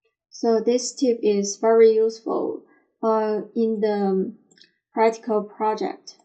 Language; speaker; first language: English; non-native, fluent; Chinese